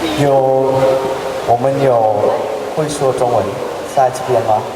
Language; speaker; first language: Chinese; non-native, learner; Thai